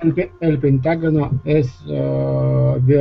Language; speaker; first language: Spanish; non-native, learner; Russian